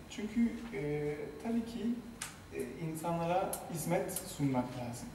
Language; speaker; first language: Turkish; non-native, fluent; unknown